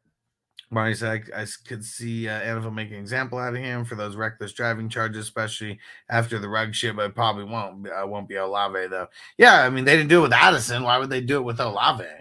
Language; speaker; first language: English; native; English